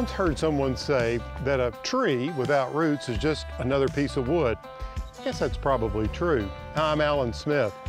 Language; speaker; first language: English; native; English